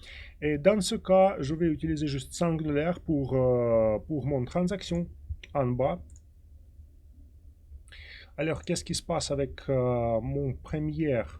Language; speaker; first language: French; non-native, fluent; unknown